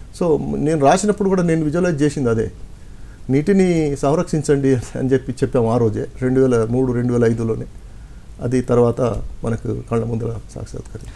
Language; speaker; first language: Telugu; non-native, local second language; Lambadi